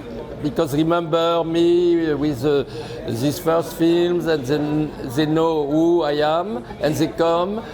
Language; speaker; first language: English; non-native, fluent; French